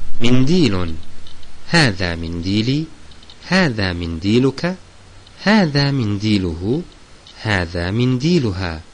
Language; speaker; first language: Arabic; non-native, fluent; Turkish